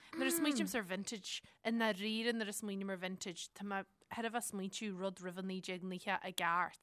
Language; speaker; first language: Irish; native; Irish